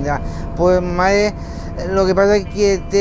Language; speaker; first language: Catalan; non-native, local second language; Spanish